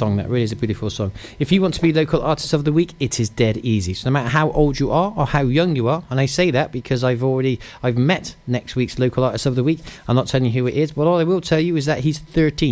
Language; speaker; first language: English; native; English